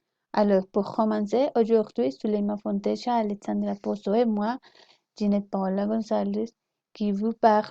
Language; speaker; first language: French; non-native, learner; Spanish